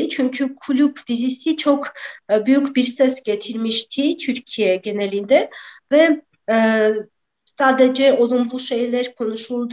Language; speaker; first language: Turkish; non-native, fluent; Armenian